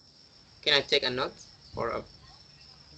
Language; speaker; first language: English; non-native, learner; Indonesian